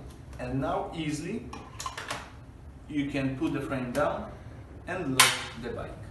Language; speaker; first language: English; non-native, fluent; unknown